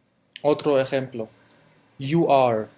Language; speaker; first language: Spanish; non-native, fluent; German